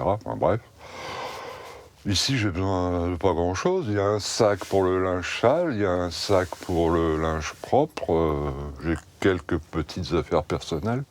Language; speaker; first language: French; native; French